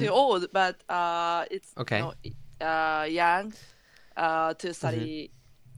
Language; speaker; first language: English; non-native, learner; Japanese